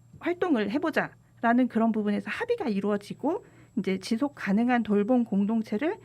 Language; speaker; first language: Korean; native; Korean